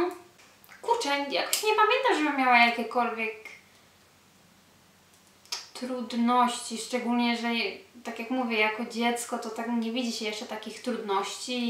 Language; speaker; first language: Polish; early bilingual, heritage; Polish